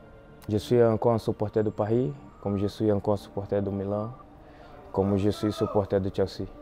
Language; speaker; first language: French; non-native, fluent; Portuguese